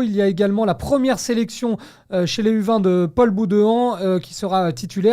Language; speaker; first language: French; native; French